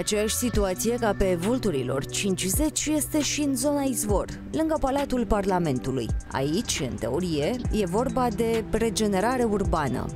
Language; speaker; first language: Romanian; native; Romanian